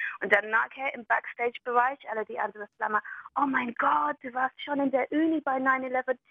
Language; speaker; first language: German; non-native, fluent; English